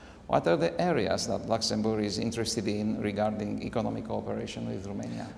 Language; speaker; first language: English; non-native, fluent; Romanian